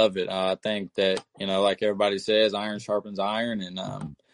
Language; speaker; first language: English; native; English